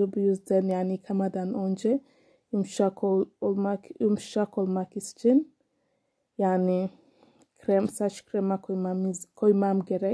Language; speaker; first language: Turkish; non-native, learner; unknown